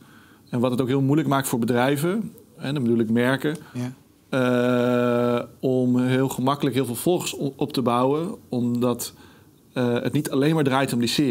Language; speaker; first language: Dutch; native; Dutch